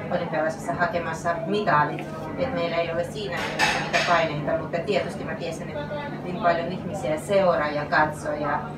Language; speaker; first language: Finnish; non-native, fluent; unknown